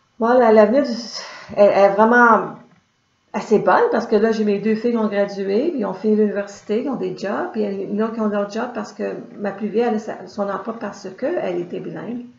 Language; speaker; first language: French; native; French